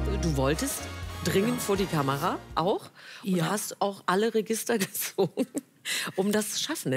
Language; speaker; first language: German; native; German